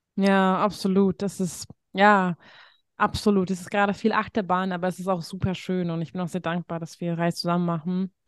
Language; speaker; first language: German; non-native, fluent; Hungarian